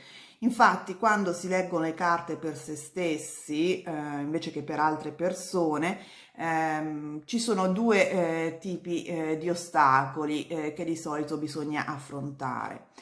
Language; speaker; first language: Italian; native; Italian